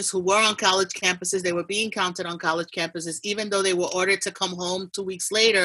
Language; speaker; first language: English; native; English